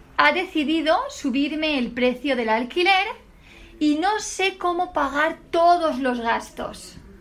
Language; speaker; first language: Spanish; native; Spanish